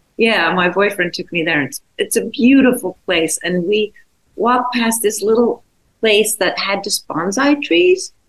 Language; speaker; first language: English; non-native, fluent; Czech